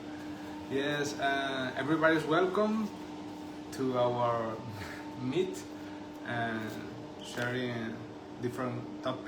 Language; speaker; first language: English; non-native, learner; Spanish